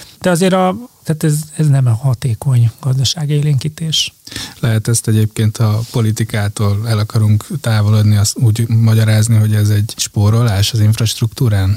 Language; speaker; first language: Hungarian; native; Hungarian